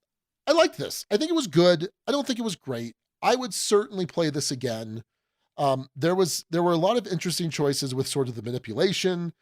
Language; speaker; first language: English; native; English